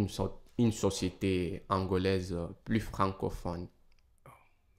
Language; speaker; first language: French; non-native, fluent; Portuguese